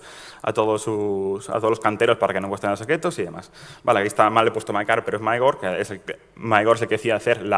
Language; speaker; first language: Spanish; native; Spanish